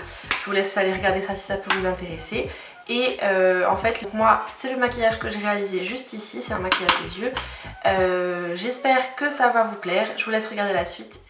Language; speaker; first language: French; native; French